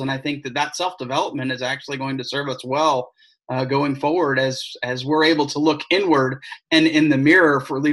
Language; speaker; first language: English; native; English